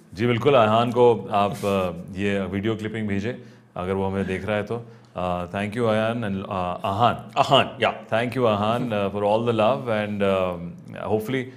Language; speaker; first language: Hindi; native; Hindi